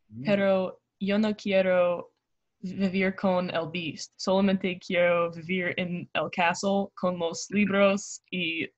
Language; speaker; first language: Spanish; non-native, learner; English